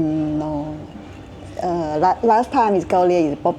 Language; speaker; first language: English; non-native, learner; Thai